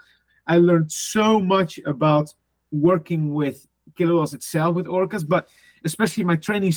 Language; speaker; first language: English; non-native, fluent; Dutch